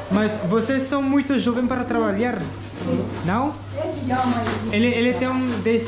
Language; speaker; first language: Portuguese; non-native, learner; French